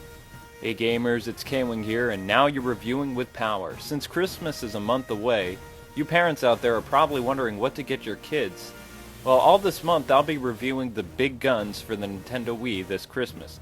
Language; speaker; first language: English; native; English